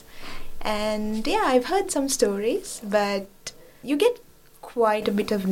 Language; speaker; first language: English; non-native, local second language; Sinhala